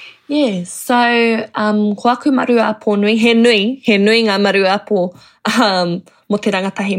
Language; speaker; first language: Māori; non-native, local second language; English